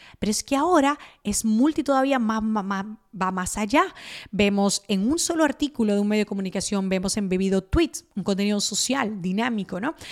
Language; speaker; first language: Spanish; early bilingual, other home language; Italian